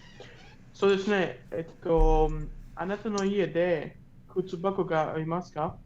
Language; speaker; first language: Japanese; non-native, learner; German